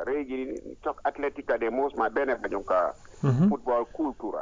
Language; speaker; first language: Hungarian; non-native, learner; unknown